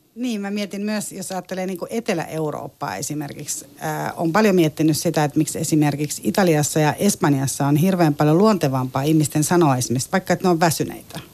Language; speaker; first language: Finnish; native; Finnish